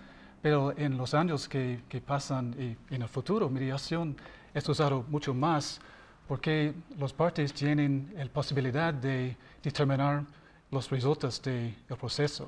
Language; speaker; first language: Spanish; non-native, learner; English